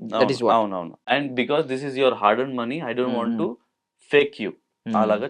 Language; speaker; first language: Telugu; non-native, local second language; Hindi